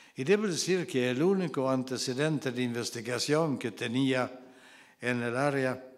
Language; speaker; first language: Spanish; non-native, fluent; Swedish